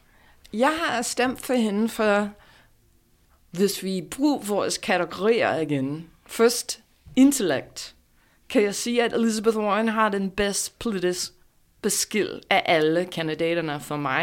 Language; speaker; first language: Danish; non-native, fluent; English